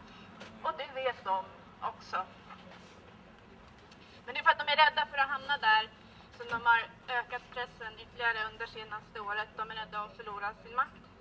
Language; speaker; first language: Swedish; native; Swedish